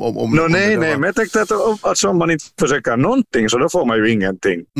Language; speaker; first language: Swedish; native; Swedish